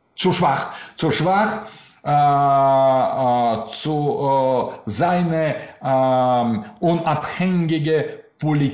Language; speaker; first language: German; non-native, learner; Russian